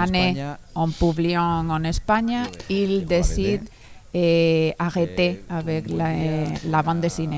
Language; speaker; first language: French; non-native, learner; Spanish